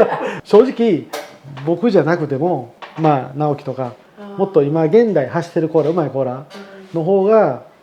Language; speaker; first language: Japanese; native; Japanese